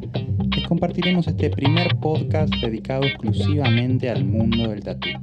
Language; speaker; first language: Spanish; native; Spanish